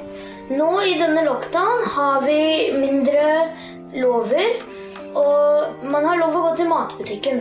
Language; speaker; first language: Norwegian; early bilingual, heritage; Norwegian